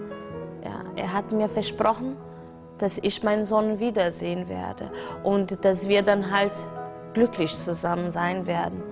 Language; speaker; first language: German; non-native, fluent; Portuguese